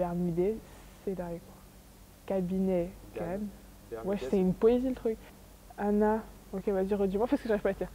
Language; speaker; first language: French; native; French